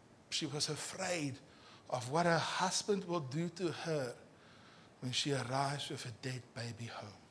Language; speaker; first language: English; non-native, local second language; Afrikaans